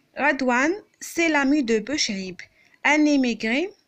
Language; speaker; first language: French; non-native, local second language; Arabic